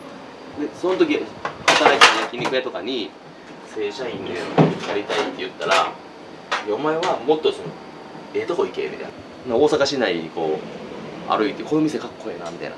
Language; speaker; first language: Japanese; native; Japanese